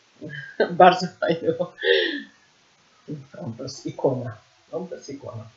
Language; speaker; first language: Polish; non-native, learner; Ukrainian